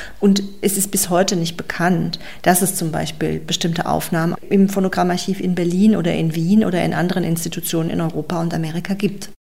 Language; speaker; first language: German; native; German